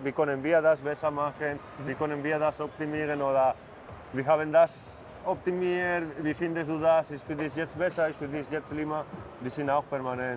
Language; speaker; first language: German; non-native, fluent; Spanish